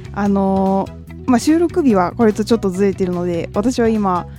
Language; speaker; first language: Japanese; native; Japanese